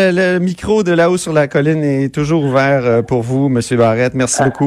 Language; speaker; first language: French; native; French